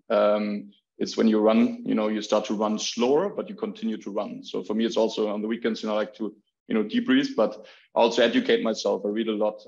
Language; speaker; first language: English; non-native, fluent; German